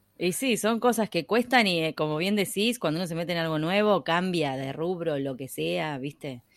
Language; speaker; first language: Spanish; native; Spanish